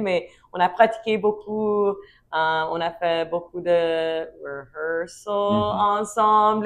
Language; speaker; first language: French; non-native, learner; English